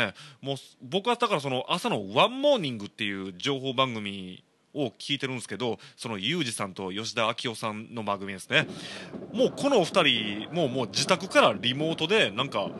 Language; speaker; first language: Japanese; native; Japanese